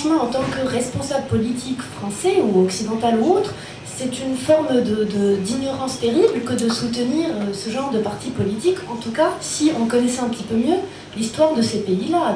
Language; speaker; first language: French; non-native, local second language; Arabic